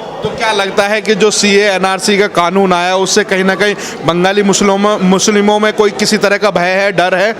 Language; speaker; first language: Hindi; native; Hindi